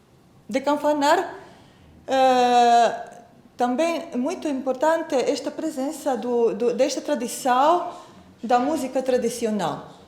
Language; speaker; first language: Portuguese; non-native, fluent; Croatian